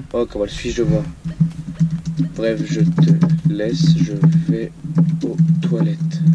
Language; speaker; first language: French; native; French